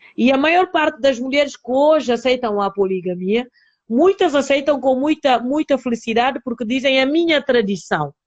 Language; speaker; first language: Portuguese; non-native, local second language; Upper Guinea Crioulo